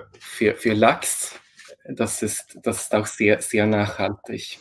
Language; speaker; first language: German; non-native, fluent; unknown